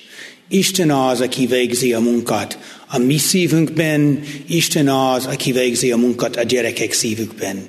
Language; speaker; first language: Hungarian; non-native, fluent; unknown